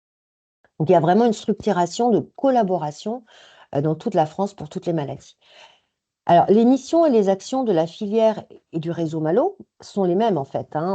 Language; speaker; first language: French; native; French